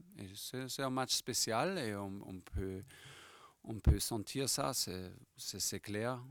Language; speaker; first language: French; non-native, fluent; German